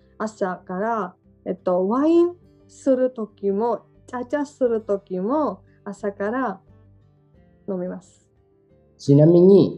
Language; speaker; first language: Japanese; non-native, learner; Georgian